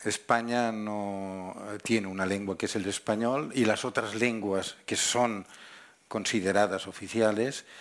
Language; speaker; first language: Spanish; non-native, local second language; Catalan